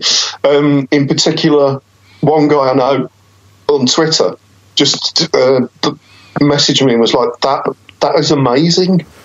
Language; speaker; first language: English; native; English